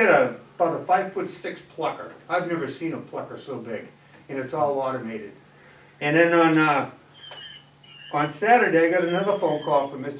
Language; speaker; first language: English; native; English